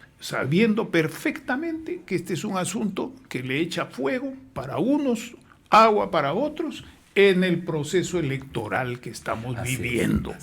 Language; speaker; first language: Spanish; native; Spanish